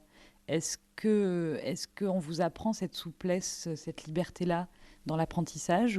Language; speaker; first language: French; native; French